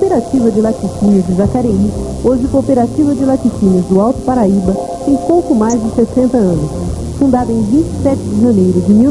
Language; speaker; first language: Portuguese; native; Portuguese